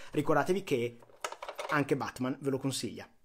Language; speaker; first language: Italian; native; Italian